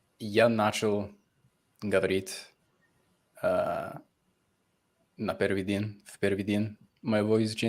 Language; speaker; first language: Russian; non-native, fluent; English